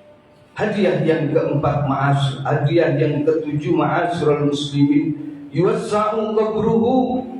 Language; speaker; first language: Indonesian; native; Indonesian